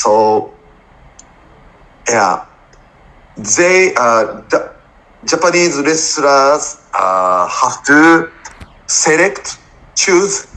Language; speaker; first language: English; non-native, learner; Japanese